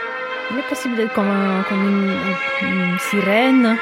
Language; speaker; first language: French; non-native, fluent; Romanian